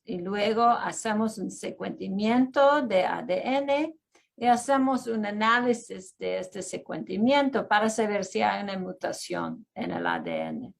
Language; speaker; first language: Spanish; early bilingual, heritage; Spanish